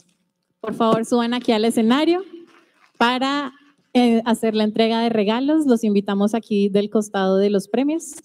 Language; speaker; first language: Spanish; native; Spanish